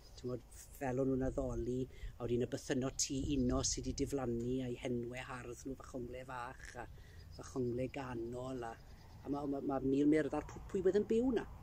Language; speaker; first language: Welsh; early bilingual, heritage; Welsh